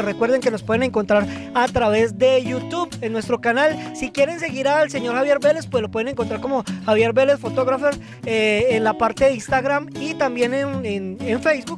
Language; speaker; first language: Spanish; native; Spanish